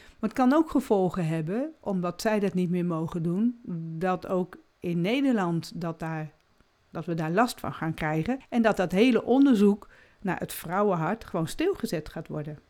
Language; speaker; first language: Dutch; native; Dutch